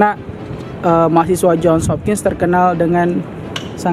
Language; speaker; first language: Indonesian; native; Indonesian